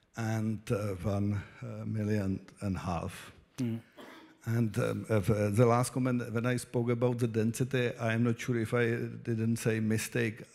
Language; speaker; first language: English; non-native, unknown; Czech